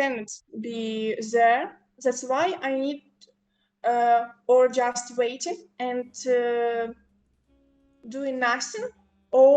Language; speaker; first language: English; non-native, local second language; Ukrainian